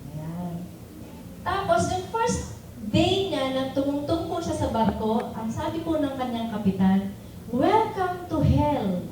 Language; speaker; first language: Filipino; native; Filipino